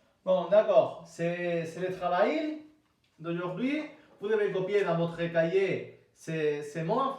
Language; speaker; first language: French; non-native, fluent; Spanish